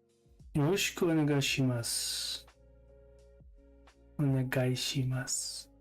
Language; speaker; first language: Japanese; non-native, learner; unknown